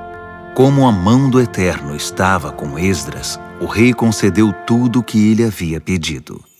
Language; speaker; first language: Portuguese; native; Portuguese